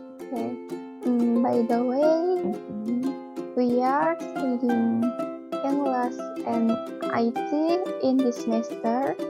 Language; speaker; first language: English; non-native, learner; Indonesian